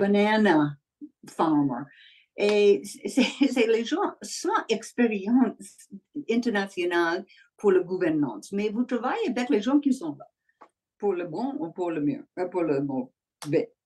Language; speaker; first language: French; non-native, learner; English